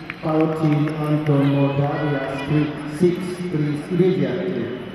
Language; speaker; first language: English; non-native, fluent; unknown